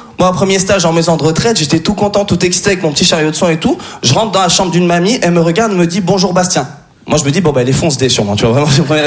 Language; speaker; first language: French; native; French